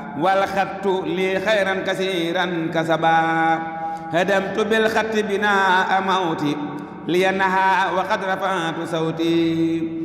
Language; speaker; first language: Arabic; non-native, fluent; Wolof